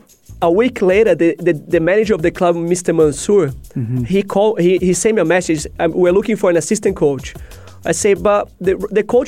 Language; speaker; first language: English; non-native, fluent; Portuguese